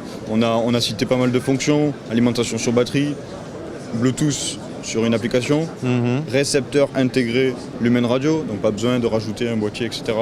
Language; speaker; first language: French; native; French